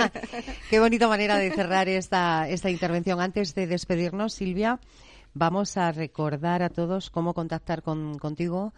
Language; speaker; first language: Spanish; native; Spanish